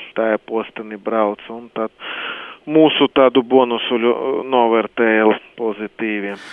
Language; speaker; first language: Latvian; non-native, local second language; Russian